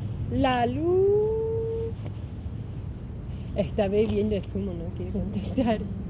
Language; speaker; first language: Spanish; native; Spanish